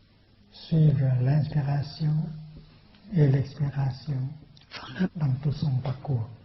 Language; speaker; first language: French; non-native, fluent; Vietnamese